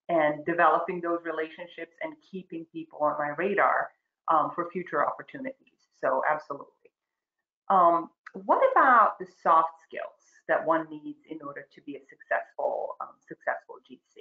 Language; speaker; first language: English; non-native, fluent; Croatian